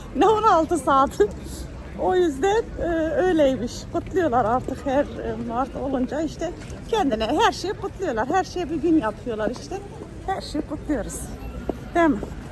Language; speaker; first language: Turkish; early bilingual, heritage; Turkish